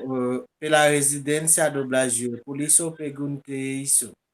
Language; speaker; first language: Portuguese; non-native, local second language; Haitian Creole